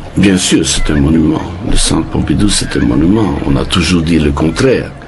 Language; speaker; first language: French; non-native, fluent; Italian